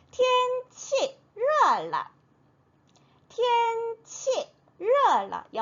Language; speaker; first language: Chinese; non-native, fluent; Korean